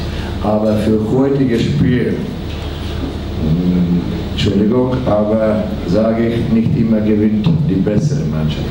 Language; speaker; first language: German; non-native, learner; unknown